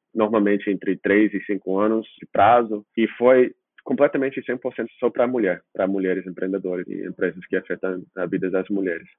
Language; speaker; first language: Portuguese; non-native, fluent; English